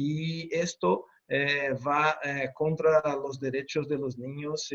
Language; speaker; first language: Spanish; non-native, fluent; Portuguese